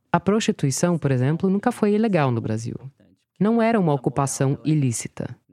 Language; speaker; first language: Portuguese; non-native, fluent; English